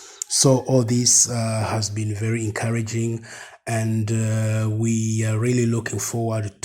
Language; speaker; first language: English; non-native, fluent; Rundi